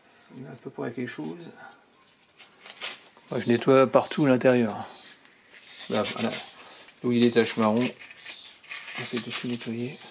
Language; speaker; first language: French; native; French